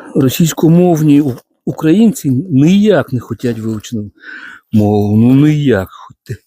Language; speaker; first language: Ukrainian; non-native, fluent; Romanian